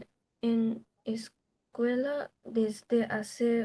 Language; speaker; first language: Spanish; non-native, learner; Bangla